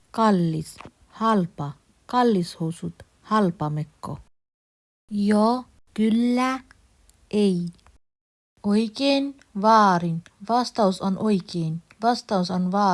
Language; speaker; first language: Finnish; non-native, learner; Bangla